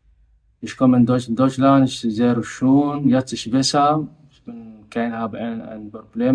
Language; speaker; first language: German; non-native, learner; Somali